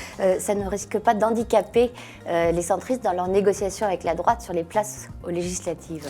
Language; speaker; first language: French; native; French